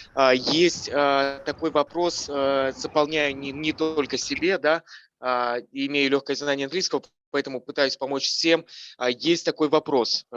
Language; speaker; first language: Russian; native; Russian